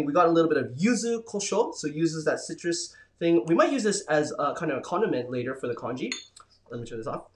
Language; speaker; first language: English; early bilingual, other home language; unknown